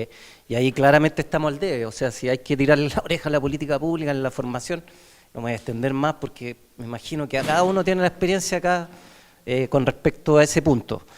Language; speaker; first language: Spanish; native; Spanish